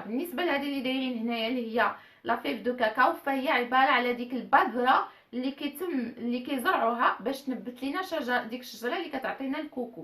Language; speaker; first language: Arabic; native; Arabic